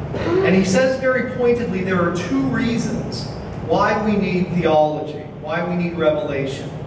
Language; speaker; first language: English; native; English